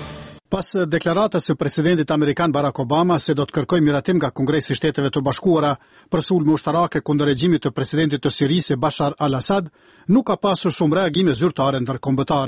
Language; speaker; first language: Albanian; native; Albanian